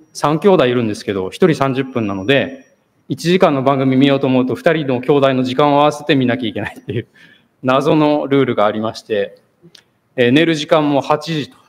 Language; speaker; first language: Japanese; native; Japanese